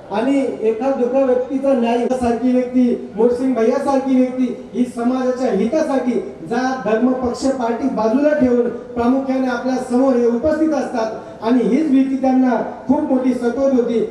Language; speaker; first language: Marathi; non-native, local second language; Lambadi